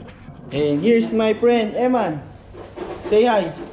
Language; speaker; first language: English; non-native, local second language; Filipino